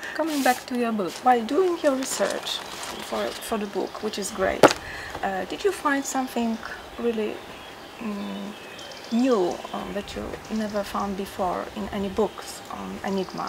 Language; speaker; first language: English; non-native, fluent; Polish